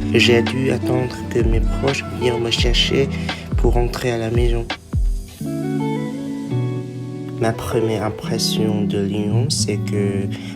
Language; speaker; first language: French; non-native, fluent; Vietnamese